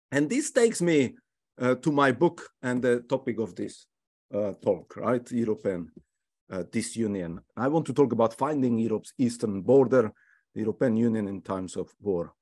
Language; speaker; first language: English; non-native, fluent; Slovak